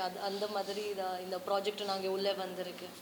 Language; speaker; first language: Tamil; non-native, learner; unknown